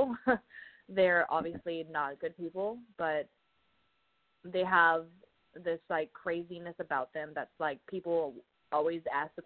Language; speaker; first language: English; native; English